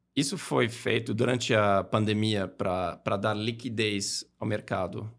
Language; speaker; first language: Portuguese; non-native, fluent; German